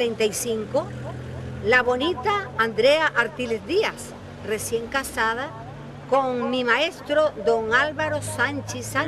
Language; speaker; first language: Spanish; native; Spanish